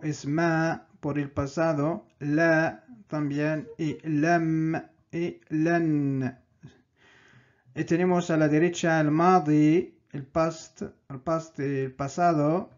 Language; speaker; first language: Spanish; non-native, fluent; Arabic